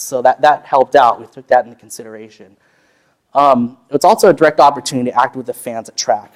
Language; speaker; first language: English; native; English